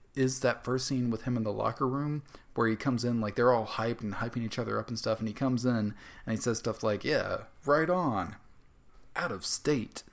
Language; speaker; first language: English; native; English